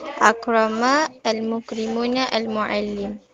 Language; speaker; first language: Arabic; non-native, learner; Malay